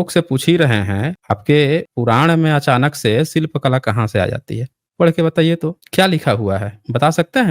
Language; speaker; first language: Hindi; native; Hindi